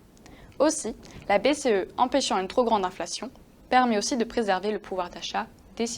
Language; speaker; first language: French; native; French